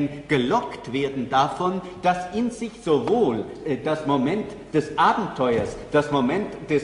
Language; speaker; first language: German; native; German